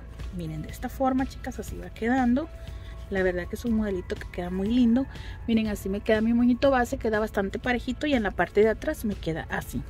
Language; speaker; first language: Spanish; native; Spanish